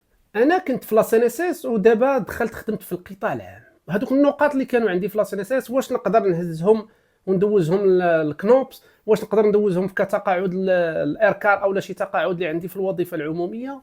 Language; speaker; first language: Arabic; native; Arabic